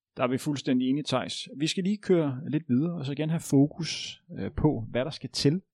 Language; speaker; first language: Danish; native; Danish